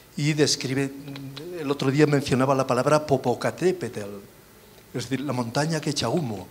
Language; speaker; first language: Spanish; native; Spanish